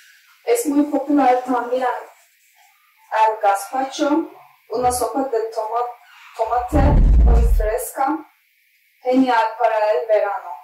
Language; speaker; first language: Spanish; non-native, learner; Turkish